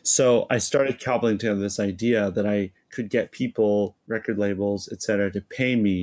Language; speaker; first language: English; native; English